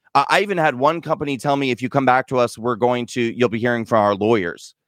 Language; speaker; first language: English; native; English